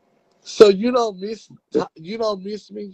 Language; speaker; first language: English; native; English